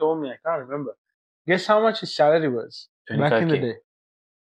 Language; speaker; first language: English; non-native, local second language; Sinhala